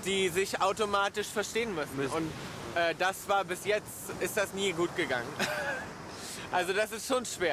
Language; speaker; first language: German; native; German